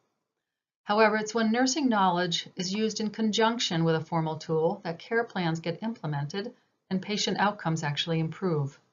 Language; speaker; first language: English; native; English